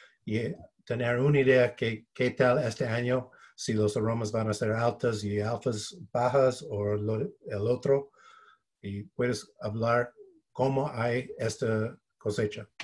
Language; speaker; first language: Spanish; non-native, fluent; English